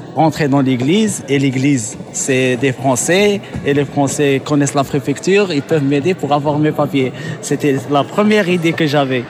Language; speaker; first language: French; non-native, local second language; Arabic